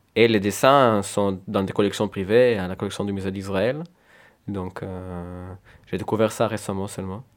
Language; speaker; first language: French; non-native, fluent; Hebrew